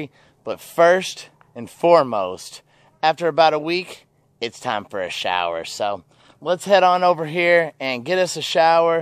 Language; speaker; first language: English; native; English